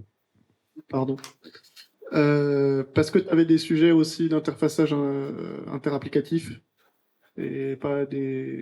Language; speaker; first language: French; native; French